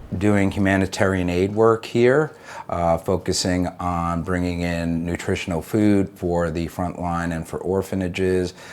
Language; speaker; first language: English; native; English